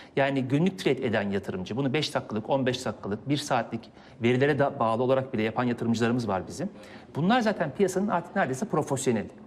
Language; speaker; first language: Turkish; native; Turkish